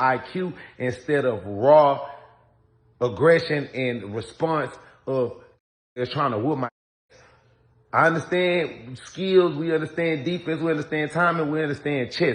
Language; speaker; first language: English; native; English